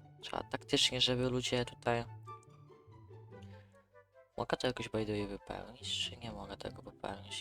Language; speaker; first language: Polish; native; Polish